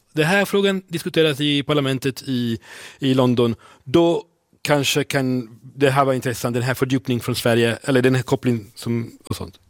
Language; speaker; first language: Swedish; non-native, fluent; Italian